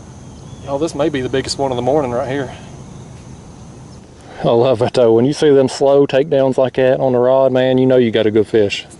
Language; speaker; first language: English; native; English